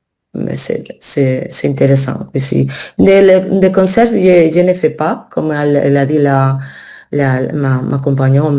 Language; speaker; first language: French; non-native, learner; Spanish